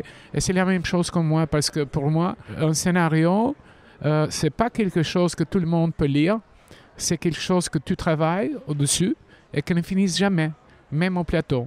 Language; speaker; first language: French; non-native, fluent; Albanian